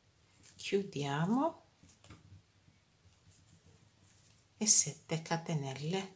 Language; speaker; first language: Italian; non-native, fluent; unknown